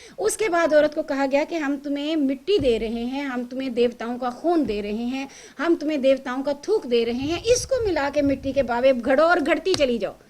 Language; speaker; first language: Urdu; native; Urdu